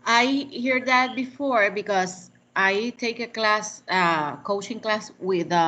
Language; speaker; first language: English; non-native, learner; Spanish